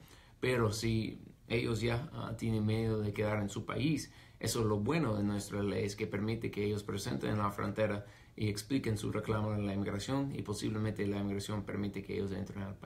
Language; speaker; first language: Spanish; non-native, fluent; English